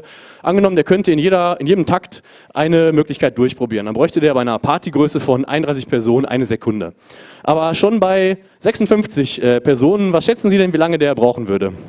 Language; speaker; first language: German; native; German